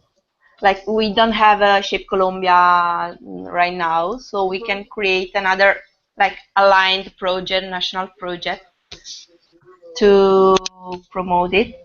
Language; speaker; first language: English; non-native, fluent; Italian